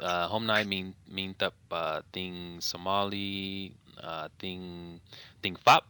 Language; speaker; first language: Vietnamese; non-native, learner; English